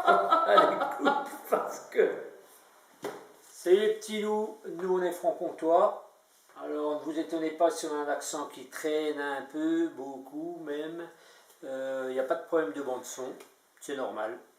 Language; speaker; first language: French; native; French